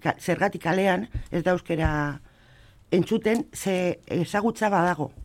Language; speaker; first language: Basque; non-native, local second language; Spanish